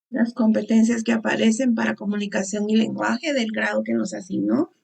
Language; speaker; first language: Spanish; native; Spanish